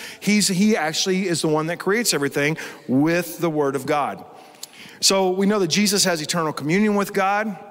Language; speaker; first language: English; native; English